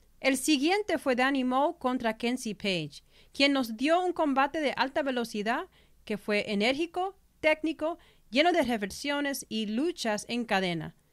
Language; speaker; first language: Spanish; early bilingual, heritage; Spanish